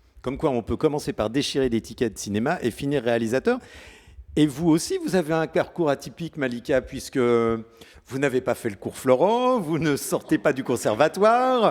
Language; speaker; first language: French; native; French